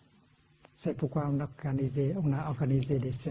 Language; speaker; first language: French; non-native, fluent; Vietnamese